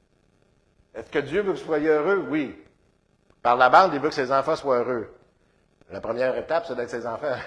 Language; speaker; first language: French; native; French